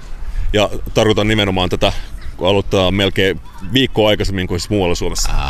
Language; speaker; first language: Finnish; native; Finnish